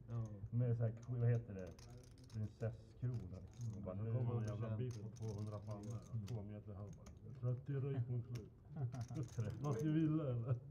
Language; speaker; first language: Swedish; native; Swedish